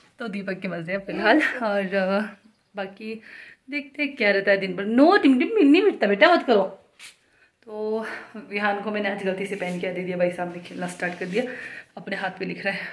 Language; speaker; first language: Hindi; non-native, local second language; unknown